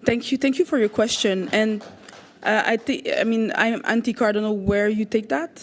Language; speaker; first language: English; non-native, local second language; French